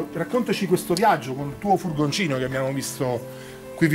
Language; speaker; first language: Italian; native; Italian